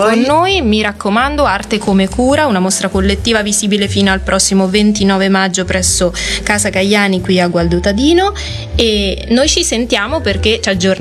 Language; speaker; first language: Italian; native; Italian